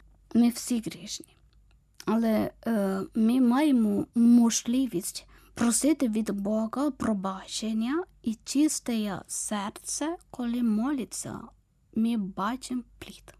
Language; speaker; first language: Ukrainian; non-native, fluent; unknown